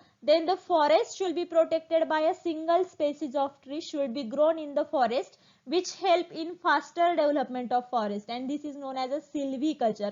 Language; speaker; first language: English; non-native, local second language; Marathi